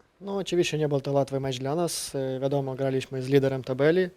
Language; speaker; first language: Polish; non-native, learner; Ukrainian